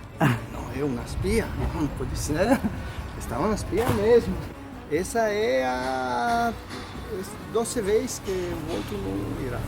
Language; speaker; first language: Portuguese; non-native, learner; Italian